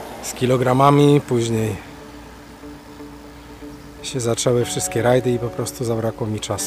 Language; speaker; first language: Polish; native; Polish